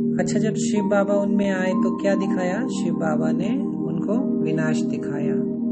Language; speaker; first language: Hindi; native; Hindi